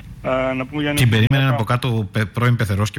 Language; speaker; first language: Greek; native; Greek